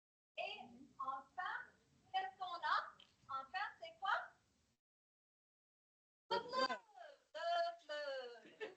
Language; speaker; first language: French; non-native, learner; English